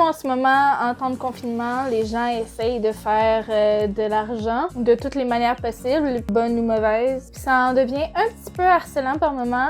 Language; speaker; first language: French; native; French